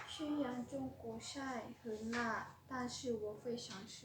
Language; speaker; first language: Chinese; non-native, learner; Lao